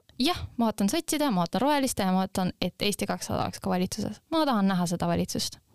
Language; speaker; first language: Estonian; non-native, local second language; Russian